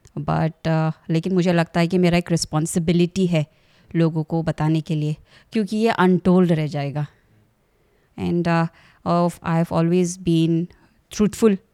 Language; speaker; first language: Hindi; non-native, local second language; Assamese